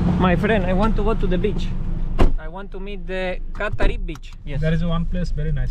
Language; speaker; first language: English; non-native, learner; Spanish